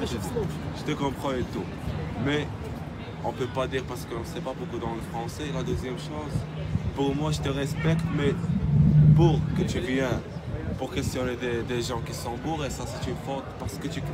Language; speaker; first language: French; non-native, learner; Arabic